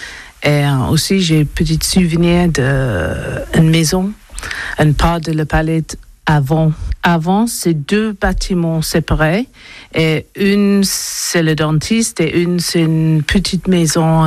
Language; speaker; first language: French; non-native, learner; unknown